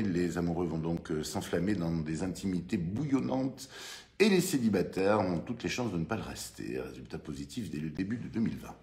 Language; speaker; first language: French; native; French